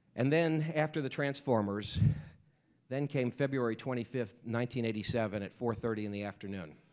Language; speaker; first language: English; native; English